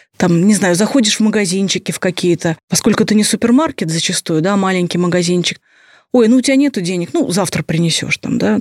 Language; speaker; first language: Russian; native; Russian